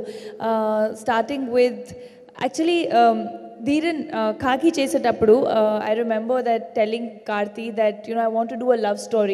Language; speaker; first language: Telugu; non-native, fluent; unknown